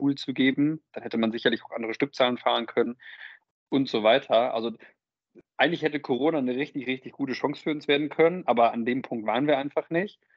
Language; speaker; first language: German; native; German